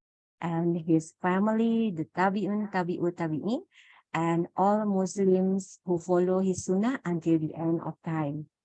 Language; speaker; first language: English; non-native, learner; Indonesian